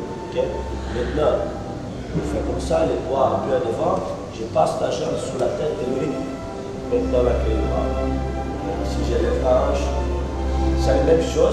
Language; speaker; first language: French; non-native, learner; Portuguese